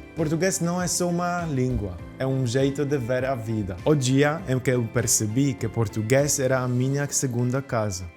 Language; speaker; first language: Portuguese; non-native, fluent; Polish